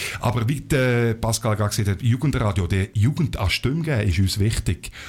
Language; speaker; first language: German; native; German